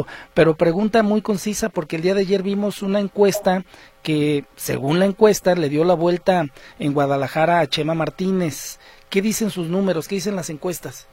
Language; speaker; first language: Spanish; native; Spanish